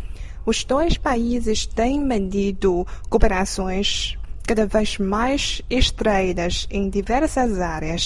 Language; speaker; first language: Portuguese; non-native, fluent; Chinese